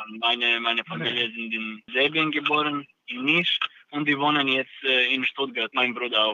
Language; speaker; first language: German; non-native, learner; Serbian